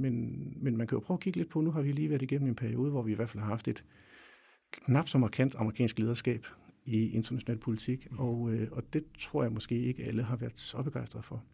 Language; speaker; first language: Danish; native; Danish